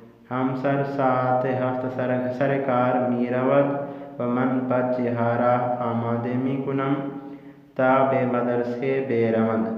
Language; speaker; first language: Persian; non-native, fluent; Urdu